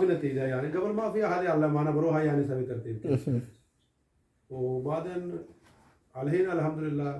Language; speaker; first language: Arabic; non-native, learner; Urdu